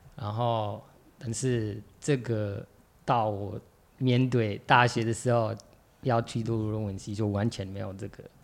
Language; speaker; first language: Chinese; non-native, fluent; Arabic